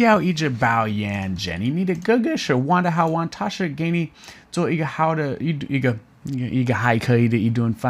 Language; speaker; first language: Chinese; non-native, fluent; English